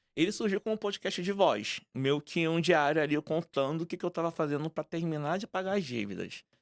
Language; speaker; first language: Portuguese; native; Portuguese